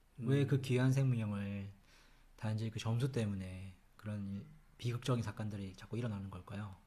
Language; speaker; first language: Korean; native; Korean